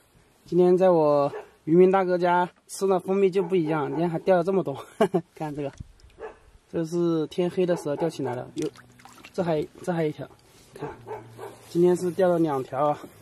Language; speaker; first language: Chinese; native; Chinese